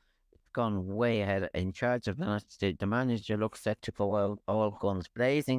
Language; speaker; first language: English; native; English